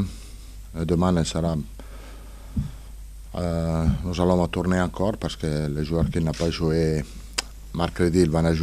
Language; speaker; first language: French; non-native, learner; Italian